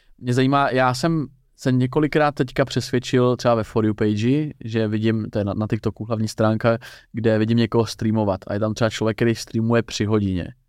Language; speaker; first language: Czech; native; Czech